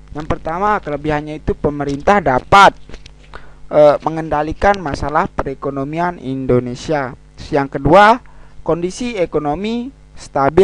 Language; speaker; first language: Indonesian; native; Indonesian